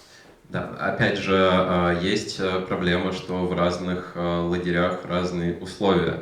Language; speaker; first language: Russian; native; Russian